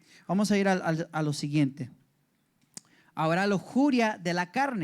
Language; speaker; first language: Spanish; early bilingual, heritage; English